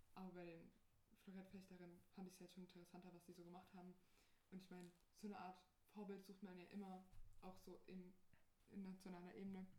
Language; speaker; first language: German; non-native, fluent; Portuguese